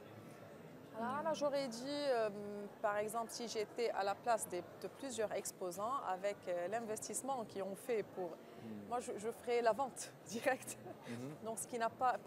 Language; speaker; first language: French; non-native, local second language; Arabic